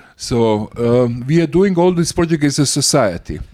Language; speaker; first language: English; non-native, fluent; Croatian